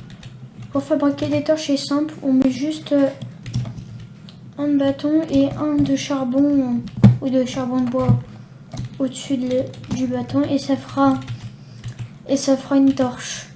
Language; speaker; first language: French; native; French